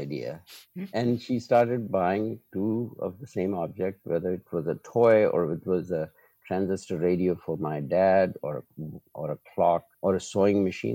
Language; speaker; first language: English; non-native, local second language; Urdu